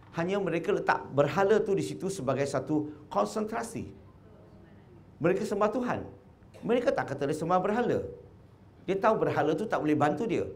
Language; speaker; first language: Malay; non-native, local second language; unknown